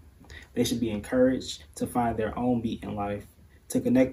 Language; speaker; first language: English; native; English